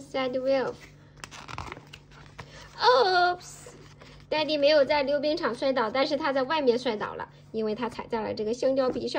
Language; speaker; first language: Chinese; native; Chinese